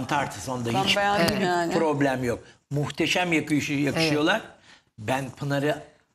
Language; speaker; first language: Turkish; native; Turkish